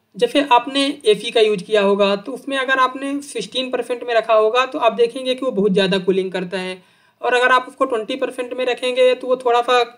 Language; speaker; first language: Hindi; native; Hindi